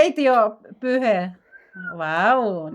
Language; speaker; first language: Finnish; non-native, learner; Filipino